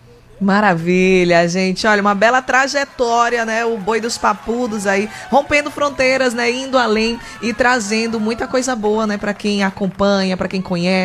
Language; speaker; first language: Portuguese; native; Portuguese